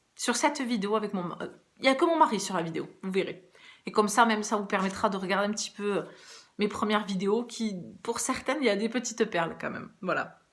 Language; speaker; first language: French; early bilingual, other home language; Portuguese